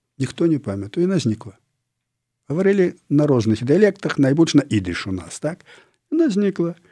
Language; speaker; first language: Belarusian; native; Belarusian